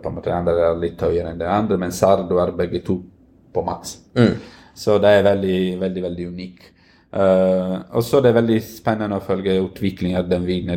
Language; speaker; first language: Norwegian; non-native, fluent; Italian